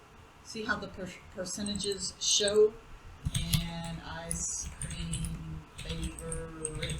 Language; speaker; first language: English; native; English